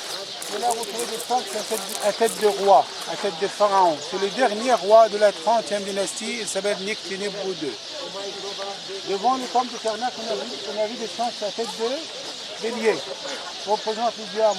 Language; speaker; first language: French; non-native, fluent; Arabic